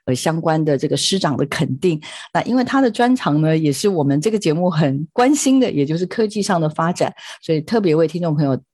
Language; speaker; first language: Chinese; native; Chinese